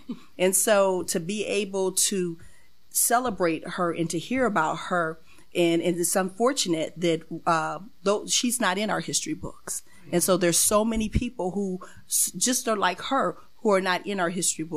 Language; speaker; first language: English; native; English